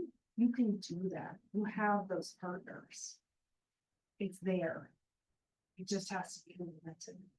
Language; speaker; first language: English; native; English